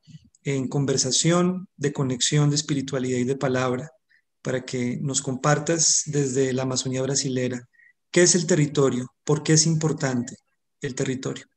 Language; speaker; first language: Spanish; native; Spanish